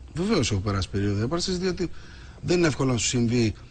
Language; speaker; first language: Greek; native; Greek